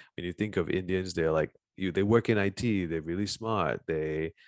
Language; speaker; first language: English; native; English